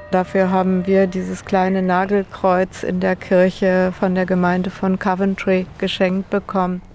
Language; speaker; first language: German; native; German